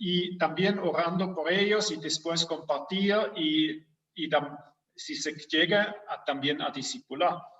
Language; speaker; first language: Spanish; non-native, fluent; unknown